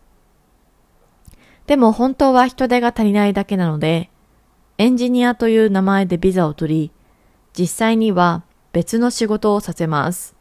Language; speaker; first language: Japanese; native; Japanese